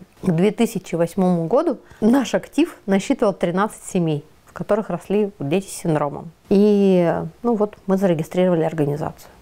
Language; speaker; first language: Russian; native; Russian